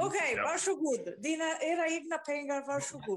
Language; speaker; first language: Swedish; non-native, fluent; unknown